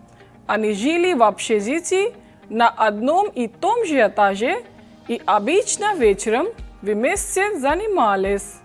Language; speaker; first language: Russian; non-native, fluent; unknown